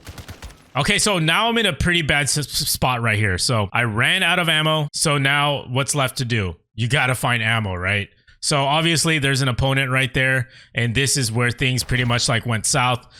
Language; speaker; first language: English; native; English